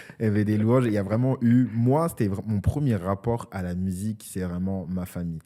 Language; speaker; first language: French; early bilingual, other home language; Lingala